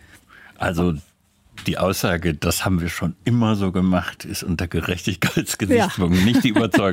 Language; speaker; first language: German; native; German